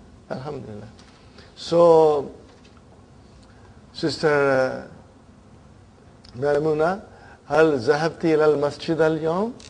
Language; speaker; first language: Arabic; non-native, fluent; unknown